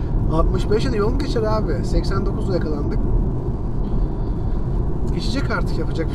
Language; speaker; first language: Turkish; native; Turkish